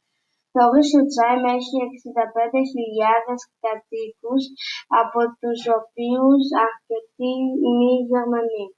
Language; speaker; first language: Greek; early bilingual, heritage; Greek